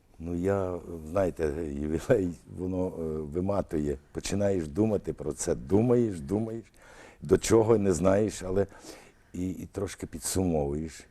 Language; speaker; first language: Ukrainian; early bilingual, other home language; Russian